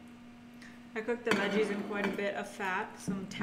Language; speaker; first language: English; native; English